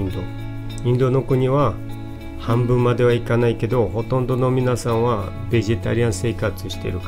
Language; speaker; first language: Japanese; non-native, fluent; Portuguese